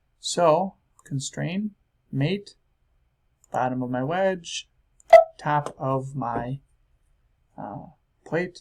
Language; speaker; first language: English; native; English